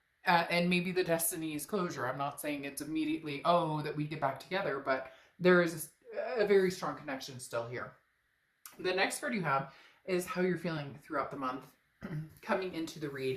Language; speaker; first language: English; native; English